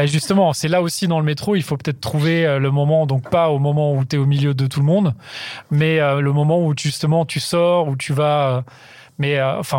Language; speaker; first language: French; native; French